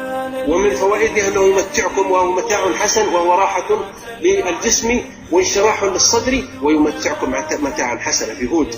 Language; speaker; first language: Arabic; native; Arabic